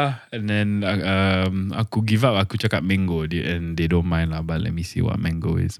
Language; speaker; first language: English; non-native, local second language; Malay